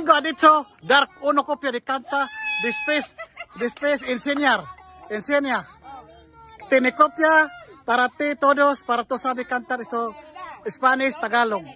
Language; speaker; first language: Spanish; non-native, learner; Filipino